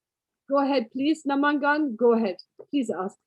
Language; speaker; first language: English; native; English